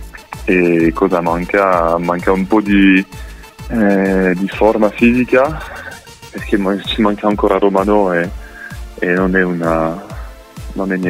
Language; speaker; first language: Italian; non-native, fluent; French